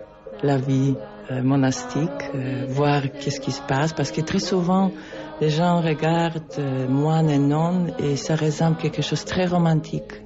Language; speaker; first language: French; non-native, fluent; Polish